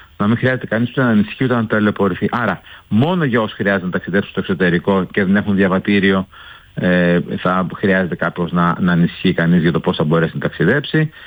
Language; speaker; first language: Greek; native; Greek